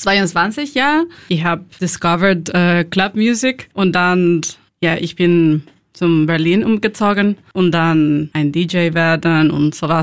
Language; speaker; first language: German; non-native, learner; Spanish